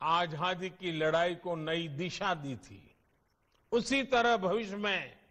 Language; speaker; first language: Hindi; non-native, local second language; Gujarati